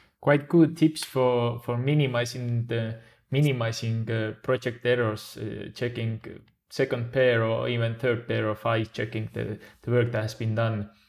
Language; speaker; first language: English; non-native, fluent; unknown